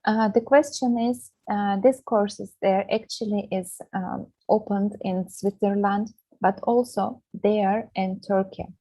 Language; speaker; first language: English; non-native, fluent; Russian